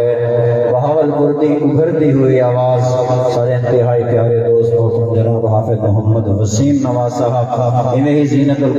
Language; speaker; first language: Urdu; non-native, local second language; Saraiki